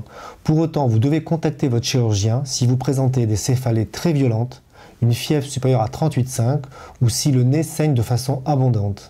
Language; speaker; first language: French; native; French